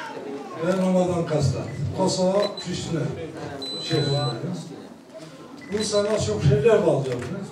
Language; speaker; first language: Turkish; non-native, learner; Albanian